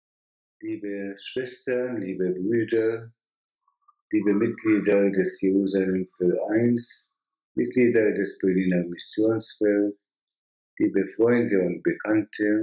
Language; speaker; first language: German; non-native, fluent; Arabic